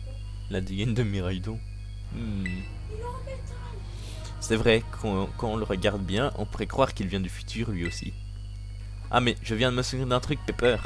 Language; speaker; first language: French; native; French